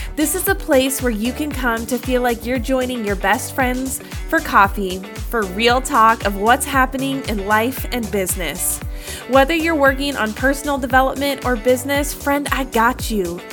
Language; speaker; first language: English; non-native, fluent; Spanish